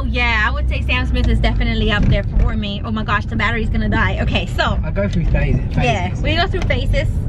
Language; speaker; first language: English; native; English